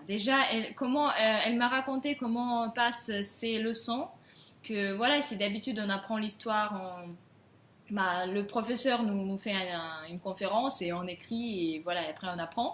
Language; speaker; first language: French; non-native, fluent; Russian